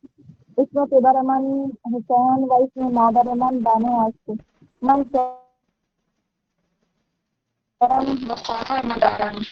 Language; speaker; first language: Persian; non-native, learner; Urdu